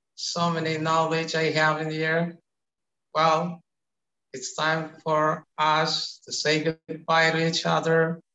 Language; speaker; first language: English; non-native, fluent; Indonesian